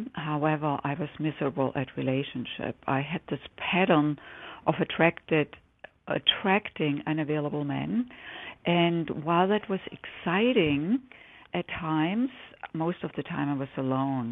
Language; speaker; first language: English; non-native, fluent; German